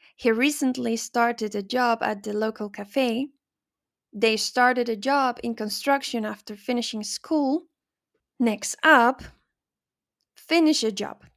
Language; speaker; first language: English; non-native, fluent; Spanish